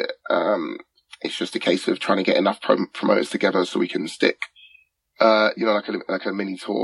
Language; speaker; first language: English; native; English